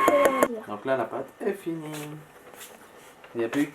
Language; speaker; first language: French; native; French